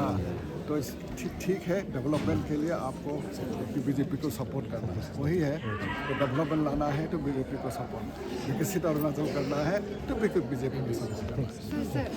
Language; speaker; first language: Hindi; non-native, local second language; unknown